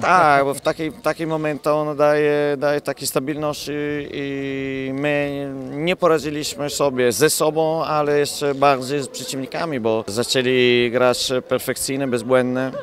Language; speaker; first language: Polish; non-native, learner; Italian